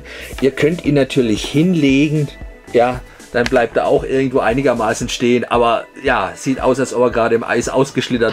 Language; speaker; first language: German; native; German